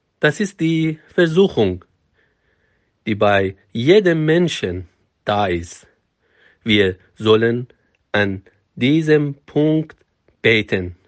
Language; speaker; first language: German; non-native, fluent; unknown